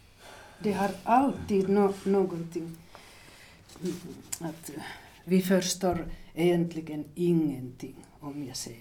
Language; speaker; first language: Swedish; non-native, fluent; Finnish